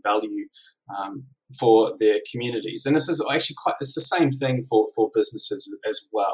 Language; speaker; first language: English; native; English